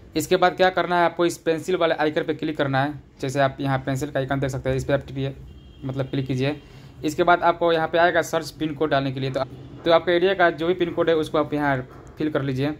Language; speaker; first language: Hindi; native; Hindi